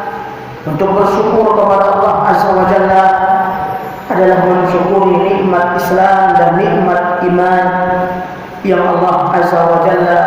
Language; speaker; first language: Indonesian; native; Indonesian